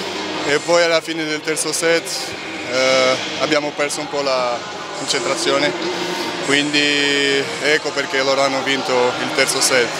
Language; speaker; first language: Italian; non-native, learner; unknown